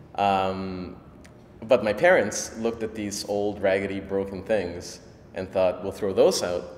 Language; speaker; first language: English; early bilingual, other home language; Spanish